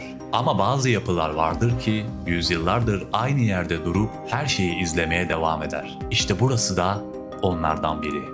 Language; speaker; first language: Turkish; native; Turkish